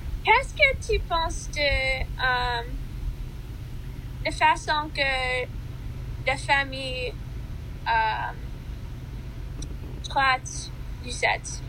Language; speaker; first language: French; non-native, learner; English